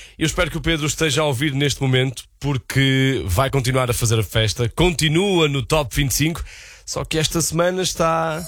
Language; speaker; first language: Portuguese; native; Portuguese